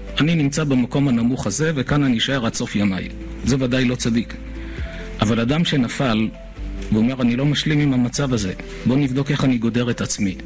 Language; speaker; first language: Hebrew; native; Hebrew